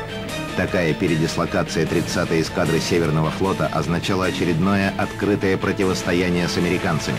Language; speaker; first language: Russian; native; Russian